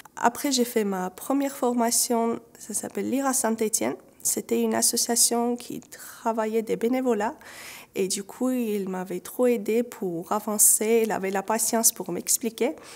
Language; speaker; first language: French; non-native, learner; Armenian